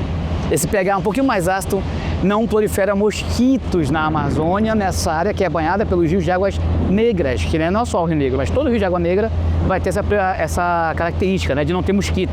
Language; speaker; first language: Portuguese; native; Portuguese